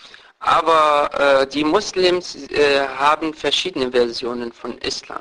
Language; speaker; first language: German; non-native, fluent; Persian